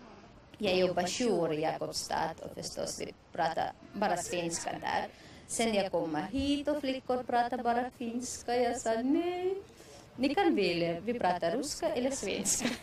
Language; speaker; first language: Swedish; non-native, learner; Russian